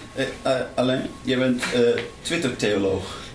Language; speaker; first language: Dutch; native; Dutch